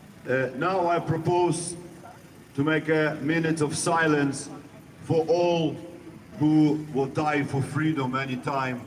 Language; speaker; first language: English; non-native, learner; Ukrainian